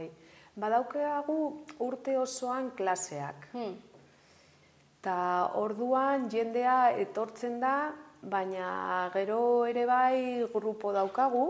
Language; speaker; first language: Basque; non-native, local second language; Spanish